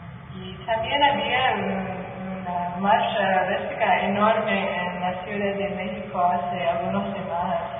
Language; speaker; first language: Spanish; non-native, learner; English